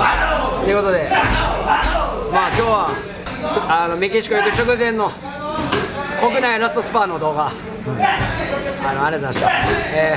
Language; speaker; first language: Japanese; native; Japanese